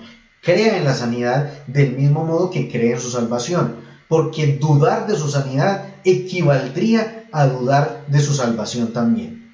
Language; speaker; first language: Spanish; native; Spanish